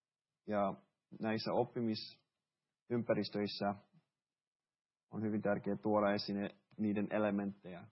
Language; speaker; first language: Finnish; early bilingual, heritage; Finnish